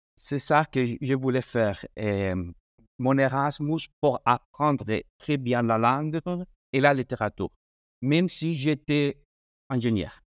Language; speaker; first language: French; non-native, fluent; Spanish